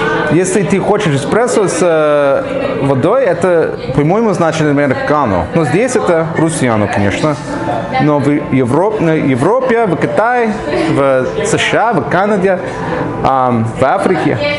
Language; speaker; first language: Russian; non-native, learner; English